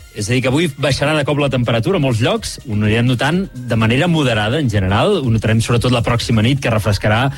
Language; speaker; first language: Catalan; native; Catalan